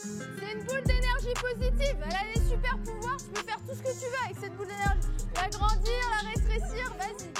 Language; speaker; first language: French; native; French